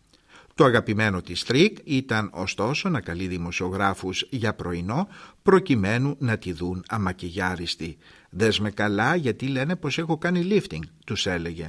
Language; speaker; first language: Greek; native; Greek